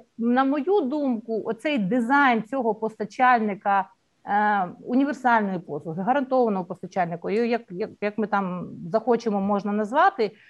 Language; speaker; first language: Ukrainian; native; Ukrainian